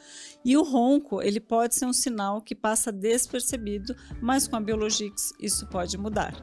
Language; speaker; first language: Portuguese; native; Portuguese